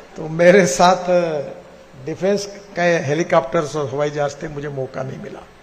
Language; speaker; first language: Hindi; non-native, local second language; Marathi